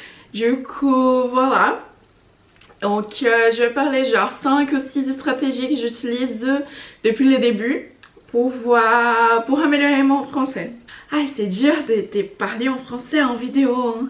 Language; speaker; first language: French; non-native, fluent; Portuguese